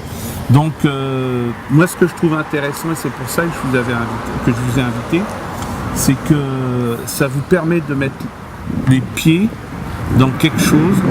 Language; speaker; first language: French; native; French